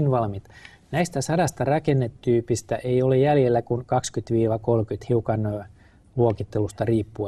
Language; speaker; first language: Finnish; native; Finnish